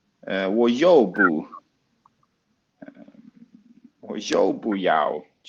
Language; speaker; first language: Chinese; non-native, learner; Swedish